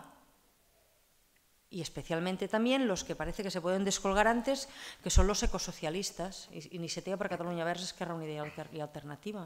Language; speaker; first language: Spanish; non-native, local second language; Catalan